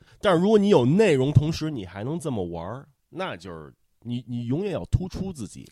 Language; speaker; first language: Chinese; early bilingual, heritage; Chinese